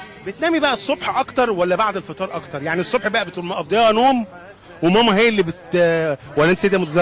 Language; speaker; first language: Arabic; native; Arabic